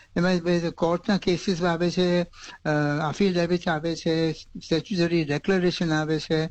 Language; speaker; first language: Gujarati; native; Gujarati